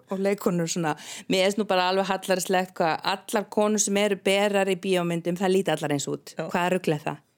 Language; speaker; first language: Icelandic; native; Icelandic